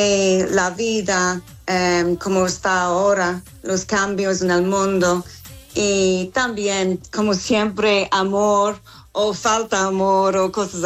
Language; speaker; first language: Spanish; non-native, learner; English